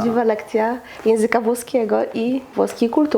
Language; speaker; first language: Polish; native; Polish